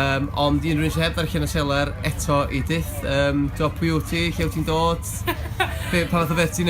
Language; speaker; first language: Welsh; native; Welsh